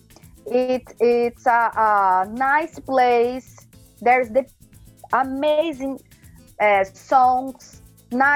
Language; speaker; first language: English; non-native, learner; Portuguese